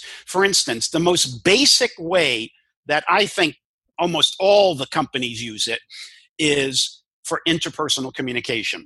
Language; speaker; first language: English; native; English